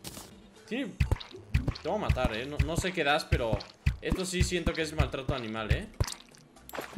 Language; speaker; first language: Spanish; native; Spanish